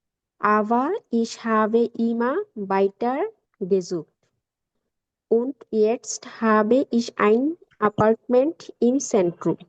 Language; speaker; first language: German; non-native, learner; Bangla